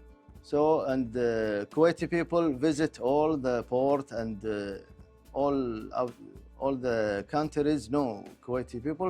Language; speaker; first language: English; non-native, local second language; Arabic